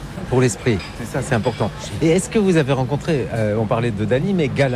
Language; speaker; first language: French; native; French